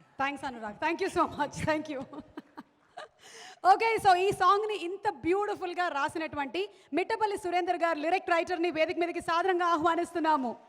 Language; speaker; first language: Telugu; native; Telugu